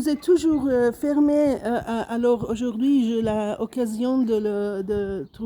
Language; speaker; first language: French; non-native, learner; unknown